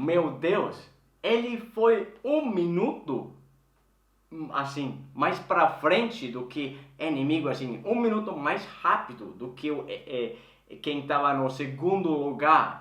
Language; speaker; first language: Portuguese; non-native, fluent; Swedish